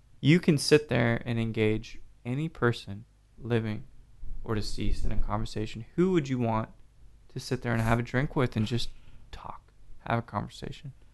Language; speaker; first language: English; native; English